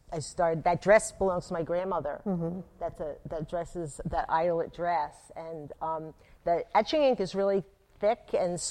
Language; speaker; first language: English; native; English